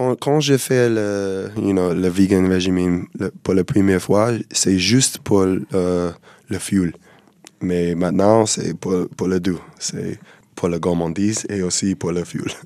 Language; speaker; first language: French; non-native, learner; English